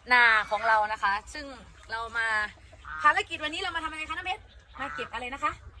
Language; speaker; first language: Thai; native; Thai